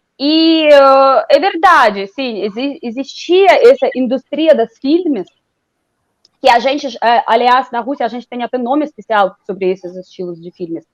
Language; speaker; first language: Portuguese; non-native, fluent; Russian